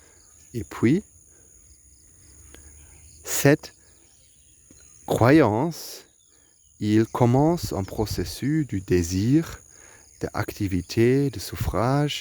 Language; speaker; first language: French; non-native, learner; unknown